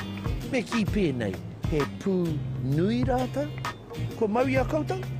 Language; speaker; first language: Māori; non-native, local second language; English